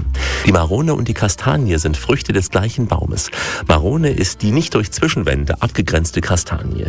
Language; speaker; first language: German; native; German